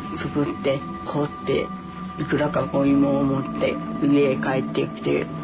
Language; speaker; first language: Japanese; native; Japanese